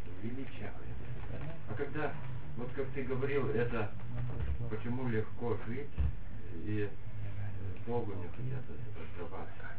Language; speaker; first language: Russian; non-native, fluent; Lithuanian